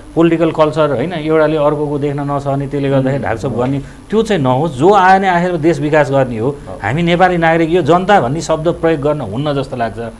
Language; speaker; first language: Nepali; native; Nepali